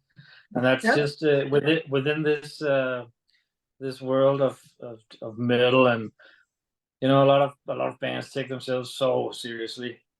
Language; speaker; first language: English; non-native, fluent; Danish